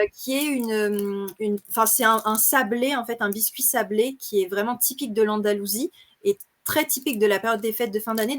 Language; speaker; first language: French; native; French